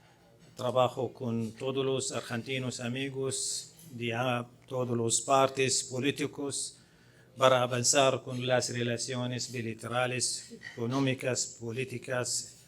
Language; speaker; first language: Spanish; non-native, fluent; Arabic